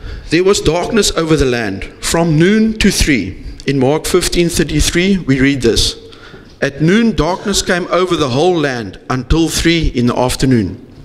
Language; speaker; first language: English; non-native, local second language; Afrikaans